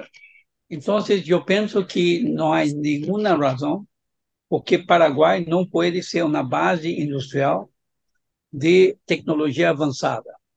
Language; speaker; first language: Spanish; non-native, fluent; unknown